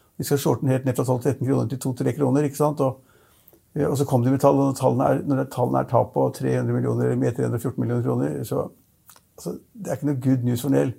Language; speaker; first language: Norwegian; native; Norwegian